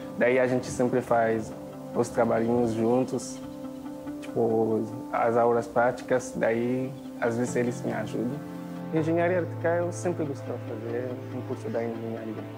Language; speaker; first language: Portuguese; non-native, fluent; Haitian Creole